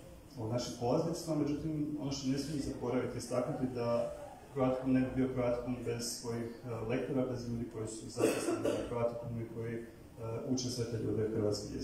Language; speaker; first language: Croatian; native; Croatian